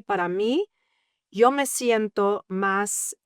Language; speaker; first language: Spanish; early bilingual, heritage; English